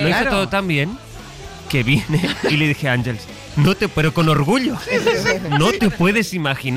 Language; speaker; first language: Spanish; native; Spanish